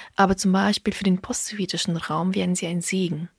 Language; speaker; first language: German; early bilingual, other home language; Russian